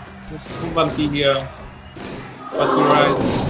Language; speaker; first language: English; non-native, learner; Vietnamese